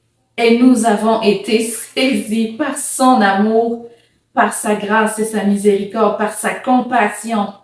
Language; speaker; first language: French; native; French